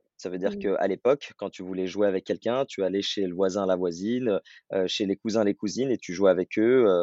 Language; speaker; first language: French; native; French